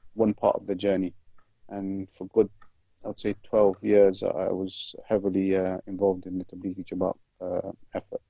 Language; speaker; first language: English; native; English